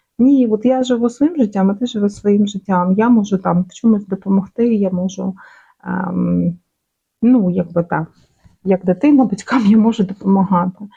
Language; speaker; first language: Ukrainian; non-native, local second language; Russian